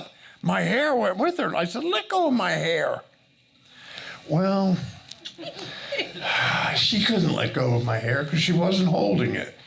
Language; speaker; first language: English; native; English